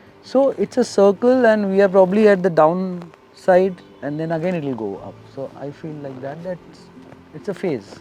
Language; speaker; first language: English; non-native, local second language; Bangla